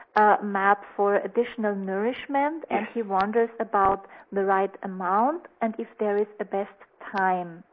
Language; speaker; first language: English; non-native, fluent; German